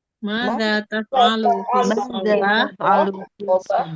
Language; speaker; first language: Arabic; non-native, learner; Indonesian